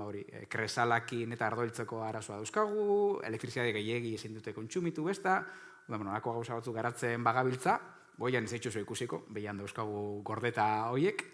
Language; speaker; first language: Basque; native; Basque